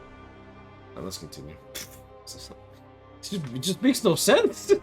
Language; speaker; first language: English; native; English